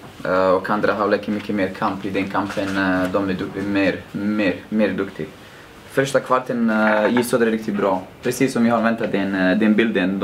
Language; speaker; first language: Swedish; non-native, fluent; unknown